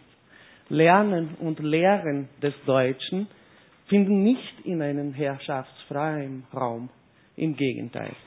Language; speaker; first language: German; non-native, fluent; Portuguese